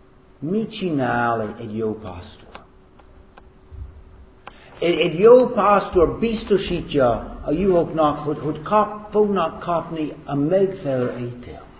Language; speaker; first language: Hungarian; non-native, fluent; English